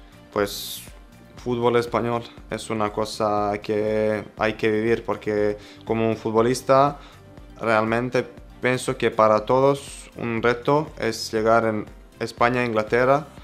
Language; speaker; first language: Spanish; non-native, fluent; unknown